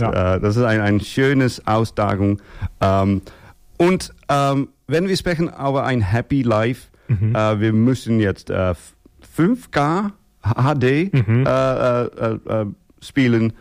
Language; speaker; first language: German; non-native, learner; Dutch